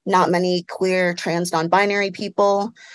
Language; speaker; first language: English; native; English